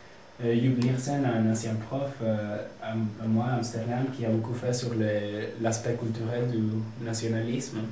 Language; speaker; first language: French; non-native, fluent; Spanish